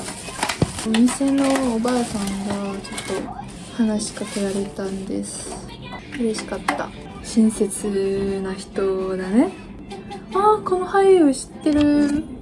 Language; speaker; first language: Japanese; non-native, fluent; French